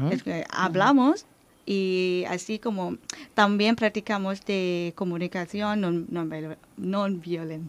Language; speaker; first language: Spanish; non-native, learner; Thai